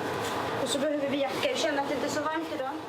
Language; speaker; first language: Swedish; native; Swedish